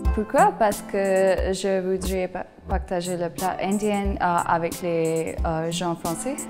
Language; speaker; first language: French; non-native, learner; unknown